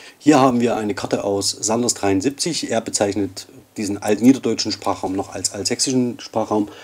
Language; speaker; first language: German; native; German